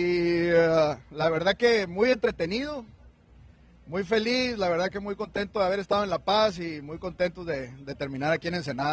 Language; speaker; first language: Spanish; native; Spanish